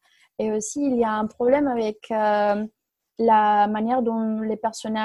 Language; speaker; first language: French; non-native, fluent; Spanish